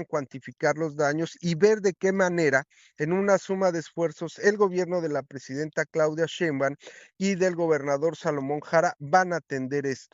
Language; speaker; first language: Spanish; native; Spanish